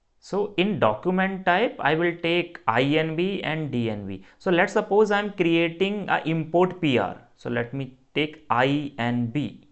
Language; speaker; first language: English; non-native, local second language; Hindi